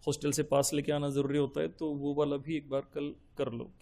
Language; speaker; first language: Hindi; non-native, local second language; Marathi